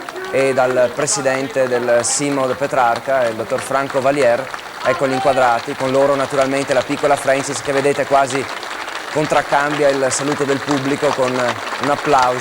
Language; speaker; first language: Italian; native; Italian